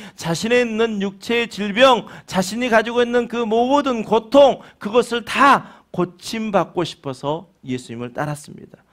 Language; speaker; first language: Korean; native; Korean